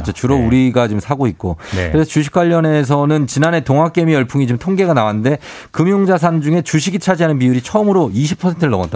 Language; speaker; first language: Korean; native; Korean